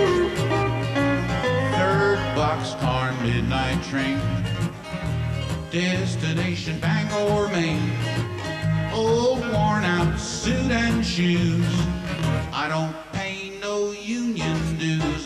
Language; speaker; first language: English; native; English